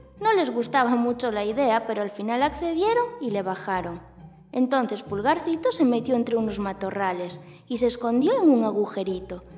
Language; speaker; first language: Spanish; native; Spanish